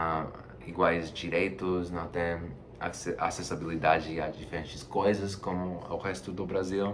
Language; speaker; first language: Portuguese; non-native, fluent; Spanish